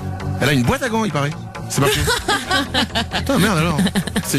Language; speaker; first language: French; native; French